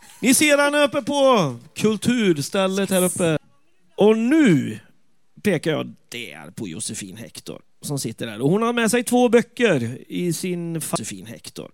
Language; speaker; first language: Swedish; native; Swedish